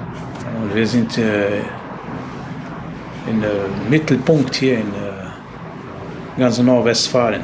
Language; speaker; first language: German; non-native, learner; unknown